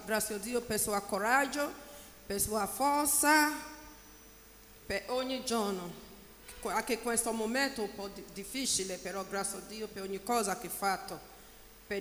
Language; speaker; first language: Italian; non-native, learner; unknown